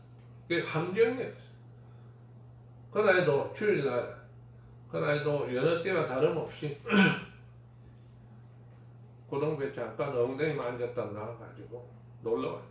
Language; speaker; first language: Korean; native; Korean